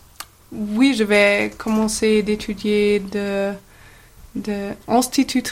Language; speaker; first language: French; non-native, learner; German